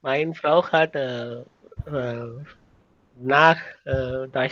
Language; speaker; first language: German; non-native, learner; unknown